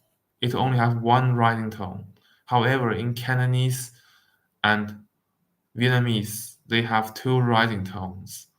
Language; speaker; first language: English; non-native, fluent; Wu Chinese